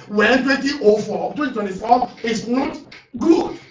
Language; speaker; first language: English; non-native, local second language; Yoruba